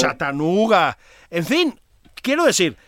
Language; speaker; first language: Spanish; native; Spanish